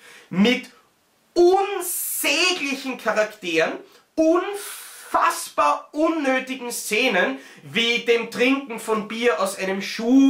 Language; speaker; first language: German; native; German